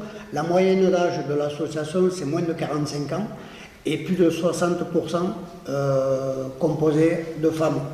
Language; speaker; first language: French; native; French